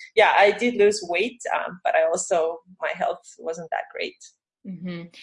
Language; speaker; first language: English; non-native, fluent; Estonian